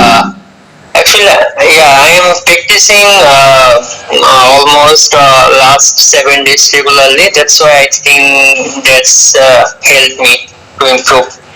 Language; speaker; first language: English; non-native, learner; Bangla